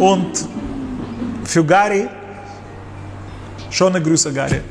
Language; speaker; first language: German; non-native, learner; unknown